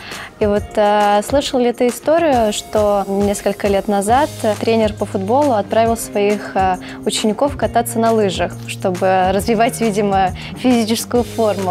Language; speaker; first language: Russian; native; Russian